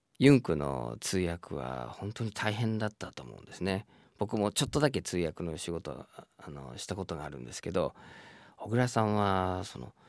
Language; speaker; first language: Japanese; non-native, fluent; English